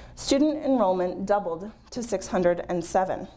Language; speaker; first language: English; native; English